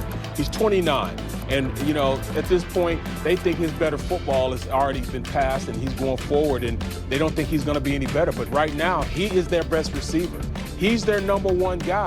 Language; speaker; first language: English; native; English